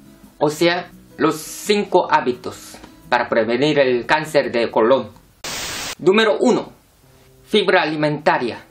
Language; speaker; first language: Spanish; non-native, fluent; Korean